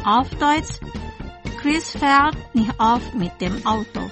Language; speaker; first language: German; non-native, fluent; Indonesian